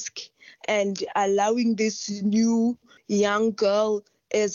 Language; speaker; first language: English; non-native, local second language; Northern Sotho